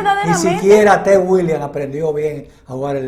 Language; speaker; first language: Spanish; native; Spanish